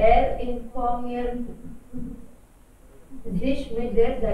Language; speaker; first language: German; non-native, learner; Hindi